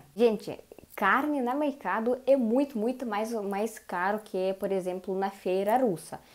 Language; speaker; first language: Portuguese; non-native, learner; Russian